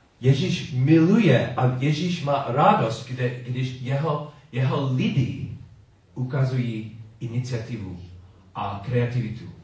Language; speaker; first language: Czech; non-native, learner; English